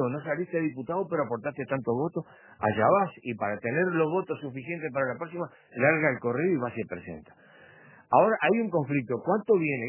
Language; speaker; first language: Spanish; native; Spanish